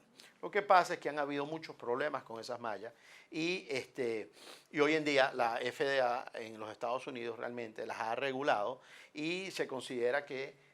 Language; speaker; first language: Spanish; native; Spanish